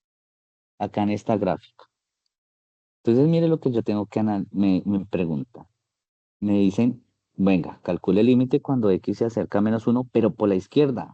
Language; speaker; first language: Spanish; native; Spanish